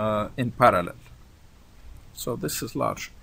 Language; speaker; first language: English; non-native, fluent; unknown